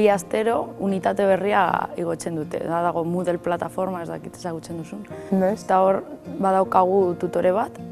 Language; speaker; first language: Basque; non-native, local second language; Spanish